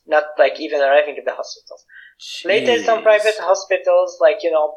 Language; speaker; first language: English; non-native, fluent; Arabic